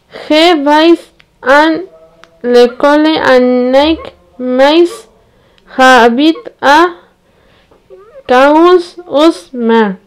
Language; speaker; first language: French; non-native, learner; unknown